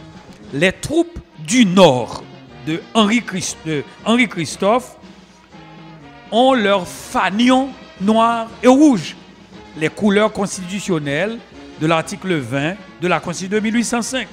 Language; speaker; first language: French; non-native, local second language; Haitian Creole